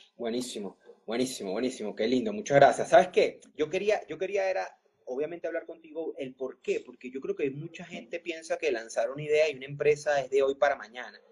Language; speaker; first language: Spanish; native; Spanish